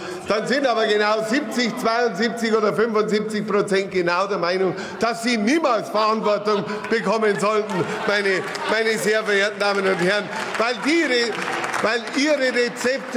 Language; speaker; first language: German; native; German